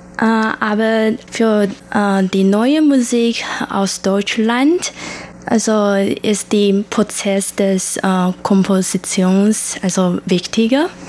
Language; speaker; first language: German; non-native, learner; Chinese